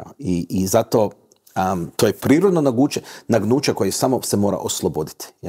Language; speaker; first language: Croatian; early bilingual, heritage; Croatian